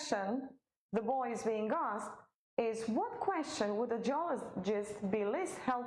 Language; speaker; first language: English; non-native, fluent; Romanian